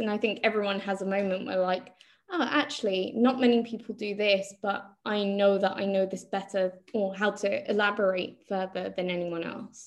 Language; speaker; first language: English; native; English